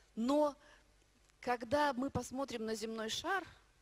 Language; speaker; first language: Russian; native; Russian